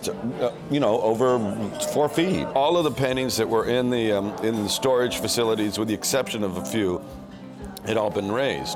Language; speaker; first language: English; non-native, fluent; Spanish